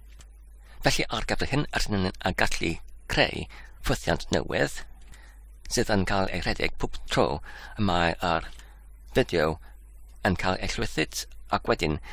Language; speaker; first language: Welsh; non-native, learner; English